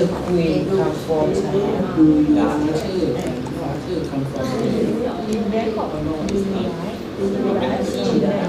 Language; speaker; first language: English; non-native, learner; Thai